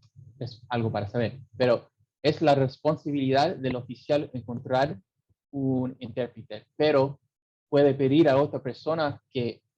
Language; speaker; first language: Spanish; early bilingual, heritage; English